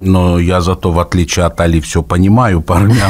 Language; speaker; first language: Russian; native; Russian